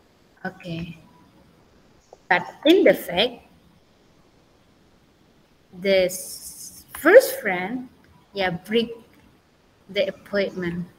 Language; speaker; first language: English; non-native, learner; Indonesian